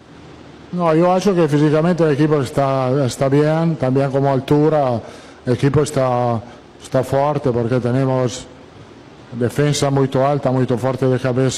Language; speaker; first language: Portuguese; non-native, learner; Italian